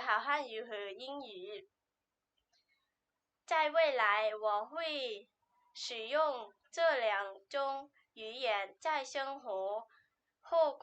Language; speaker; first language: Chinese; non-native, learner; Lao